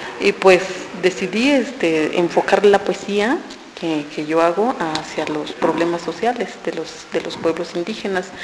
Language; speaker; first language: Spanish; non-native, local second language; Tzotzil